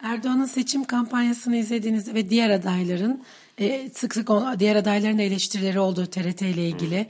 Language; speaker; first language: Turkish; native; Turkish